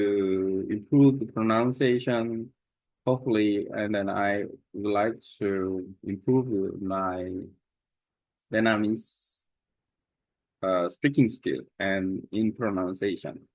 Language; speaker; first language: English; non-native, learner; Korean